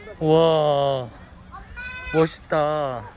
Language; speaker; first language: Korean; native; Korean